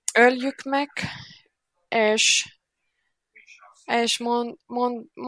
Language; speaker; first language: Hungarian; non-native, learner; Finnish